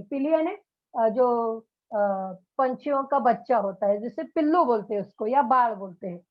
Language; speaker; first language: Hindi; non-native, local second language; Marathi